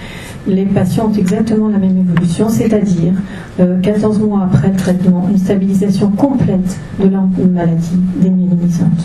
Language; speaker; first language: French; native; French